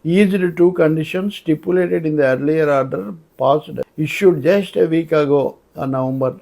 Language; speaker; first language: English; non-native, local second language; Telugu